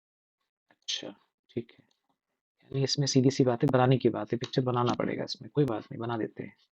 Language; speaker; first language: Hindi; native; Hindi